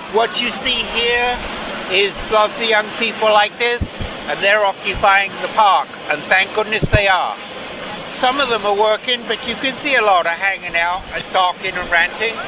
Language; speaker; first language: English; native; English